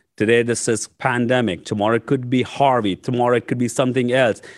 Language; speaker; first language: English; non-native, local second language; Hindi